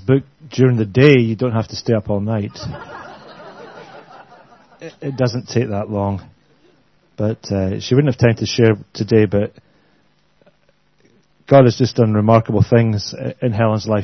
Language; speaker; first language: English; native; English